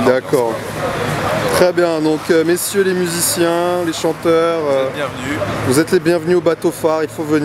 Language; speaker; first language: French; native; French